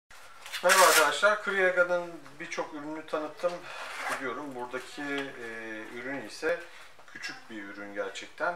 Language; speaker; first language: Turkish; native; Turkish